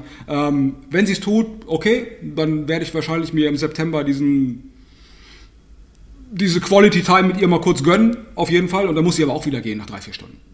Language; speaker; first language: German; native; German